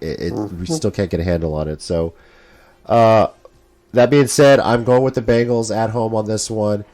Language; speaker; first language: English; native; English